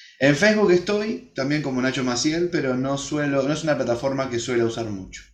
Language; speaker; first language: Spanish; native; Spanish